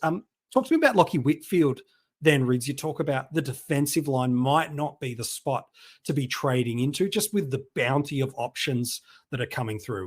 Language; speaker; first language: English; native; English